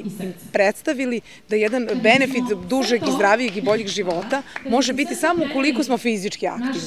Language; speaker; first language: Serbian; native; Serbian